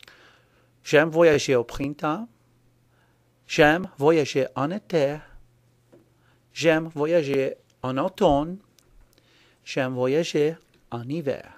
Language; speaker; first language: French; non-native, fluent; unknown